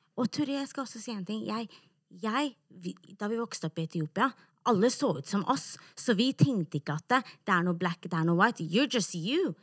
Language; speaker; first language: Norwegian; native; Norwegian